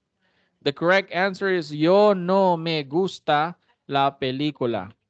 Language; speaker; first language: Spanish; non-native, fluent; Filipino